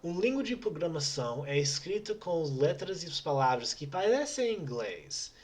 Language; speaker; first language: Portuguese; non-native, fluent; English